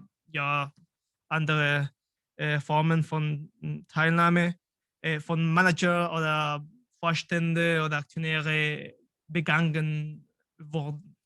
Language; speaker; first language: German; non-native, fluent; Spanish